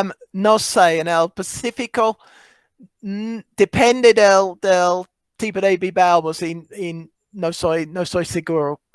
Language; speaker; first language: Spanish; non-native, fluent; English